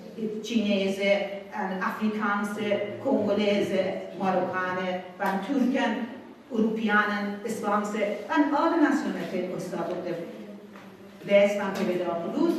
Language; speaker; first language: Dutch; non-native, fluent; Persian